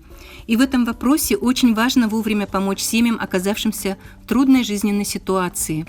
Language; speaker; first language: Russian; native; Russian